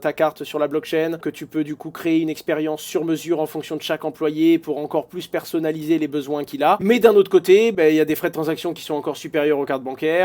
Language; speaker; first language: French; native; French